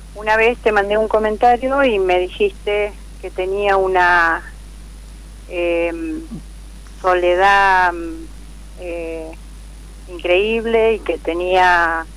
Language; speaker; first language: Spanish; native; Spanish